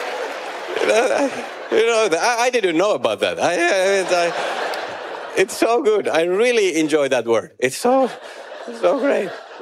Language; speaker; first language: English; non-native, fluent; Finnish